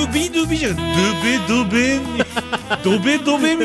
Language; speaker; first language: Japanese; native; Japanese